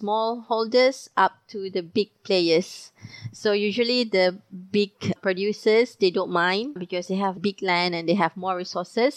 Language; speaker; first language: English; non-native, local second language; Malay